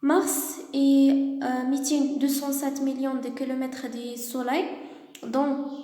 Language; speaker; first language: French; non-native, local second language; Arabic